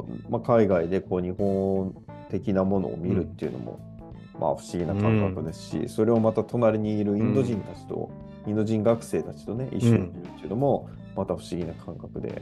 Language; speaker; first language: Japanese; native; Japanese